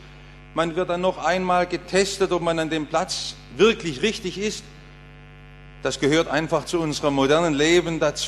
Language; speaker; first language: German; native; German